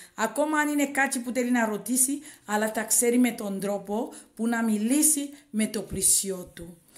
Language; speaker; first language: Greek; non-native, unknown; Swahili